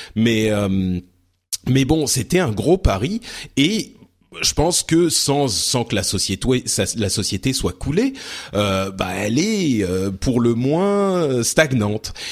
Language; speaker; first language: French; early bilingual, other home language; Arabic